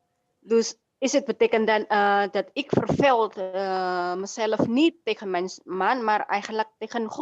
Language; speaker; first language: Dutch; non-native, learner; Indonesian